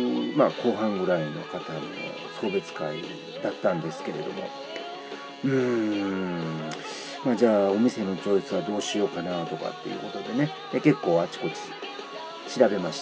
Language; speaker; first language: Japanese; native; Japanese